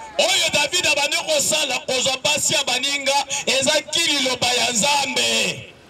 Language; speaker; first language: Lingala; native; Lingala